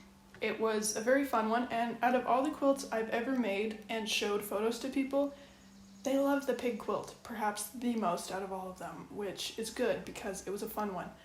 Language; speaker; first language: English; native; English